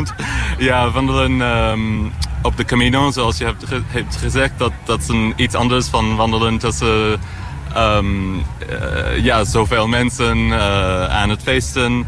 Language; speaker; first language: Dutch; non-native, fluent; English